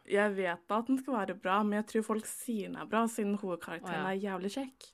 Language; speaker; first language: Norwegian; native; Norwegian